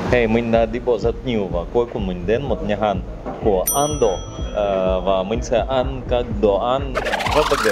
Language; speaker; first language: Vietnamese; non-native, learner; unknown